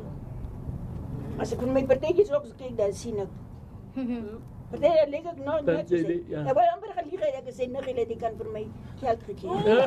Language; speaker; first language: Dutch; non-native, local second language; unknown